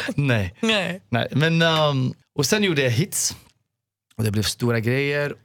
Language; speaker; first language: Swedish; non-native, fluent; Arabic